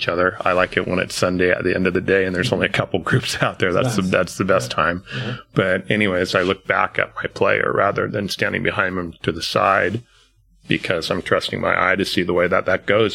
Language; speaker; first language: English; native; English